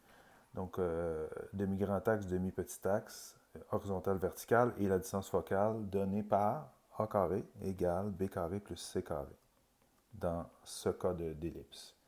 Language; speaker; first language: French; native; French